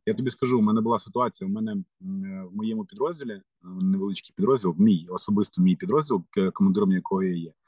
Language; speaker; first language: Ukrainian; non-native, local second language; Russian